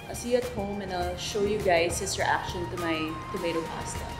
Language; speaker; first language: English; non-native, local second language; Filipino